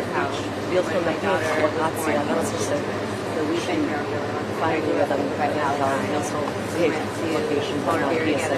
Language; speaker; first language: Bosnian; early bilingual, heritage; Bosnian